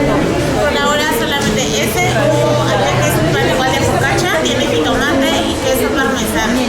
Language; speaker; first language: Spanish; native; Spanish